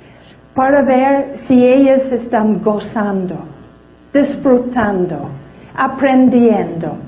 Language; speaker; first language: Spanish; non-native, fluent; English